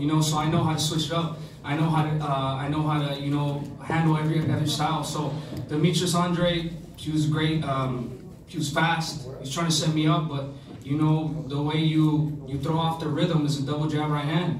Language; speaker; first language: English; early bilingual, other home language; Spanish